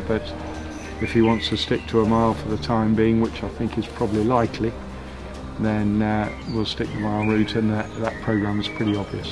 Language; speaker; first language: English; native; English